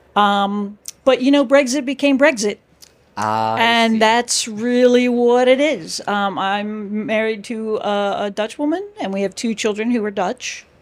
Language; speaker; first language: English; native; English